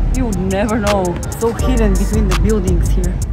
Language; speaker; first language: English; non-native, fluent; Bulgarian